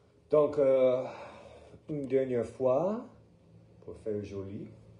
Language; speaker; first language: French; non-native, fluent; English